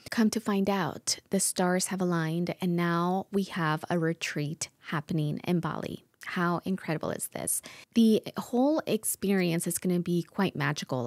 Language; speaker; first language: English; early bilingual, other home language; Spanish